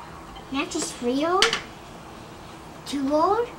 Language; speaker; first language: English; early bilingual, other home language; Japanese